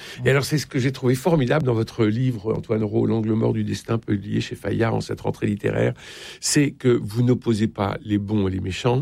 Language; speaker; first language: French; native; French